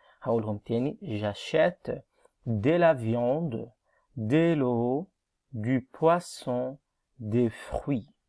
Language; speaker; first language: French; non-native, fluent; Arabic